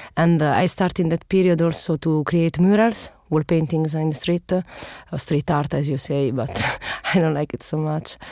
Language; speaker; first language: English; non-native, learner; Italian